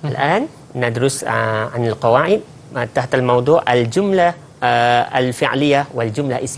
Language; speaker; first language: Arabic; non-native, fluent; Malay